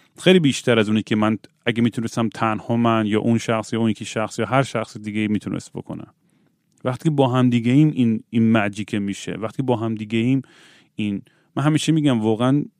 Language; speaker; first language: Persian; native; Persian